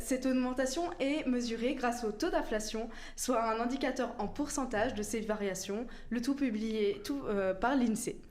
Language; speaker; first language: French; native; French